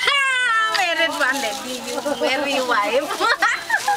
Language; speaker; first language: English; non-native, learner; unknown